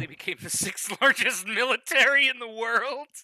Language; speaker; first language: English; native; English